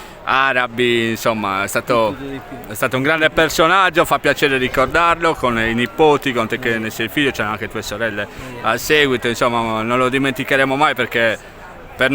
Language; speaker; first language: Italian; native; Italian